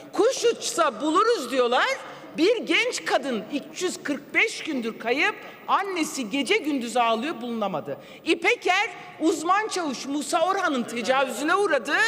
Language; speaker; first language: Turkish; non-native, local second language; Kurdish